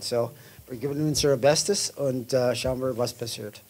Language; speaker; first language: German; non-native, learner; English